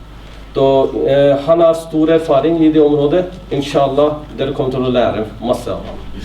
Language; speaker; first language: Norwegian; non-native, fluent; Urdu